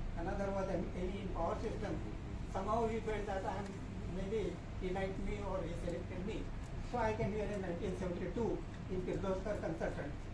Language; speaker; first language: English; non-native, local second language; Marathi